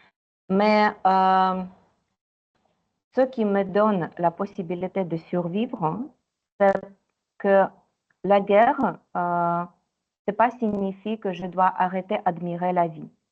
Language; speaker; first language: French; non-native, fluent; Ukrainian